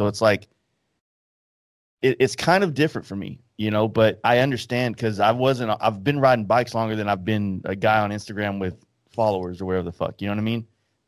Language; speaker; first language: English; native; English